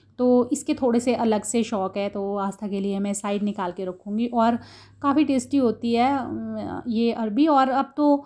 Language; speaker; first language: Hindi; non-native, local second language; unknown